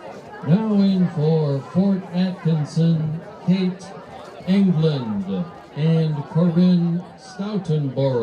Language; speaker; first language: English; native; English